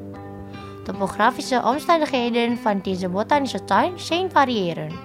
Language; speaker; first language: Dutch; non-native, fluent; Indonesian